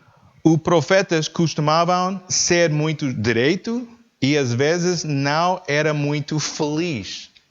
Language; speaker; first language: Portuguese; non-native, learner; English